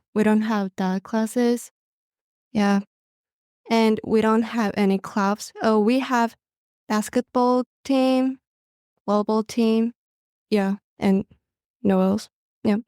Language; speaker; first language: English; non-native, learner; Mongolian